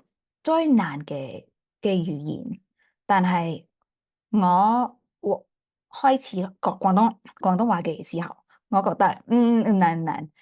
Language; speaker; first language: Cantonese; non-native, learner; English